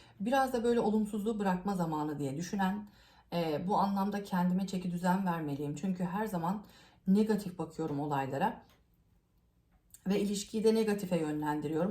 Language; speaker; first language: Turkish; native; Turkish